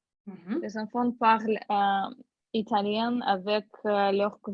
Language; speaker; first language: French; non-native, learner; Russian